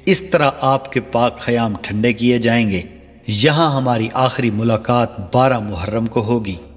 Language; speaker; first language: Urdu; non-native, local second language; Saraiki